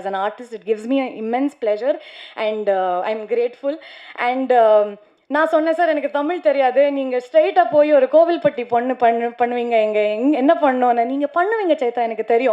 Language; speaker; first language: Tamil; non-native, learner; Kannada